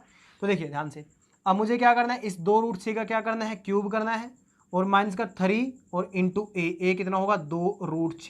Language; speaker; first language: Hindi; native; Hindi